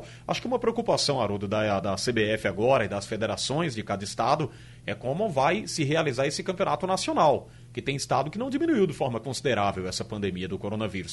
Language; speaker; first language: Portuguese; native; Portuguese